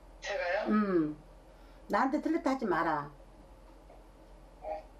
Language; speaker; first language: Korean; native; Korean